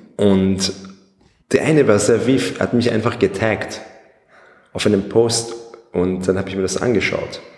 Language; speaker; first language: German; early bilingual, other home language; Persian